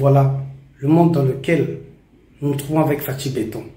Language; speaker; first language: French; non-native, local second language; Lingala